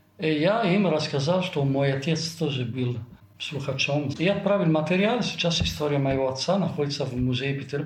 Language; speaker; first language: Russian; non-native, fluent; Italian